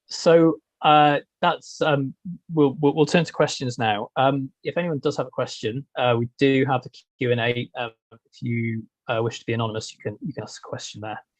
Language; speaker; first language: English; native; English